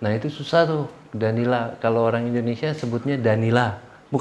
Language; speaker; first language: Indonesian; native; Indonesian